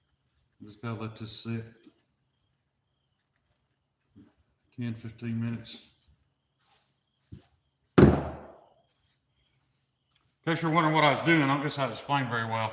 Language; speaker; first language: English; native; English